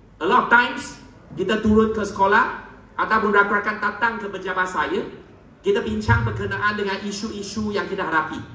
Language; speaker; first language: Malay; non-native, local second language; Chinese